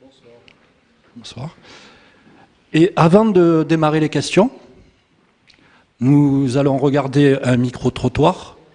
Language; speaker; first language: French; native; French